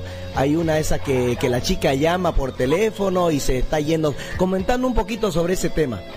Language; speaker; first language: Spanish; native; Spanish